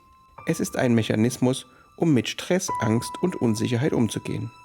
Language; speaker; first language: German; native; German